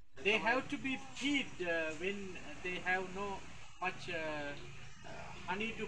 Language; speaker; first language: English; non-native, fluent; Sinhala